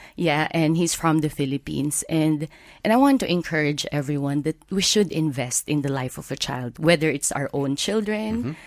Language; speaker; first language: English; non-native, local second language; Filipino